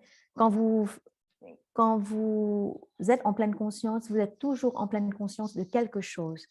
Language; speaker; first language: French; non-native, fluent; Vietnamese